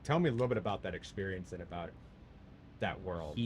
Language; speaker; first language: English; native; English